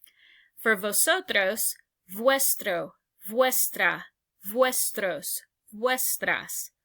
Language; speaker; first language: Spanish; non-native, fluent; English